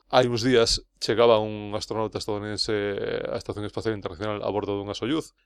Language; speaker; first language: Galician; non-native, local second language; Spanish